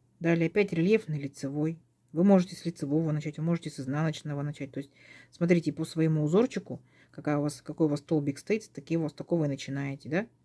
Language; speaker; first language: Russian; native; Russian